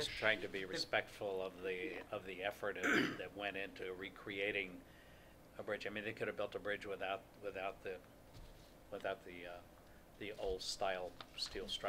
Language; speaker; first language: English; native; English